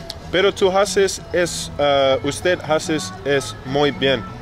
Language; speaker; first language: Spanish; non-native, learner; English